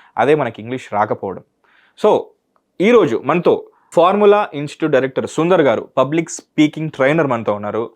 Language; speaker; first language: Telugu; native; Telugu